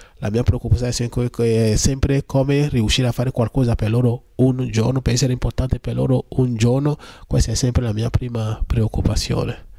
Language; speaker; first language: Italian; non-native, fluent; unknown